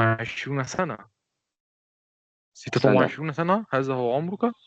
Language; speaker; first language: Arabic; non-native, fluent; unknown